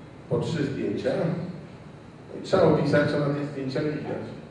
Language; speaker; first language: Polish; native; Polish